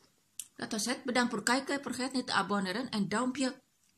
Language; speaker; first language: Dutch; non-native, learner; Indonesian